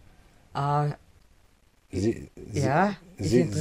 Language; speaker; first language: English; non-native, learner; German